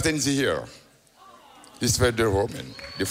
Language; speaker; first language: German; non-native, learner; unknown